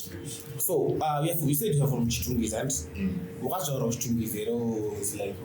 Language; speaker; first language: English; non-native, local second language; Shona